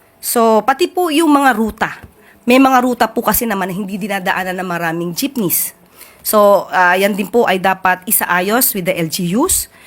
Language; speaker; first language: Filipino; native; Filipino